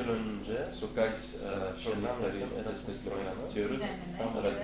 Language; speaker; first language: Turkish; non-native, learner; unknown